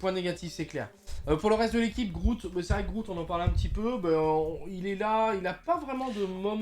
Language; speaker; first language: French; native; French